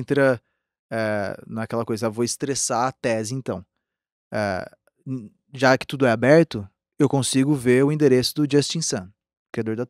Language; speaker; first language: Portuguese; native; Portuguese